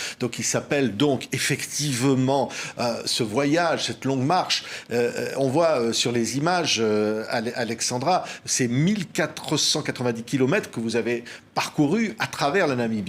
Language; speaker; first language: French; native; French